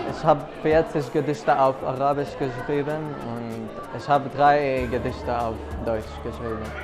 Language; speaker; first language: German; non-native, learner; Arabic